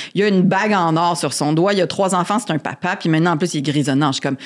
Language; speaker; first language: French; native; French